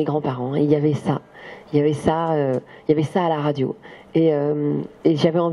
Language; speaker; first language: French; native; French